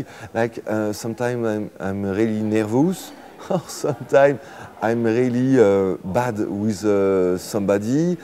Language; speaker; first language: English; non-native, fluent; French